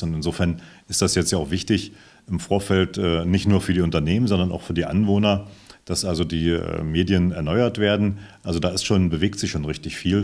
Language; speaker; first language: German; native; German